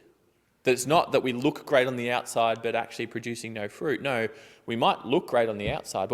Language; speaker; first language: English; native; English